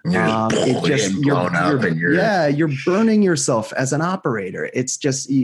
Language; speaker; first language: English; non-native, fluent; Hebrew